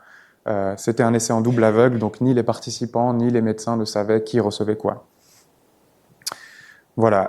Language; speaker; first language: French; native; French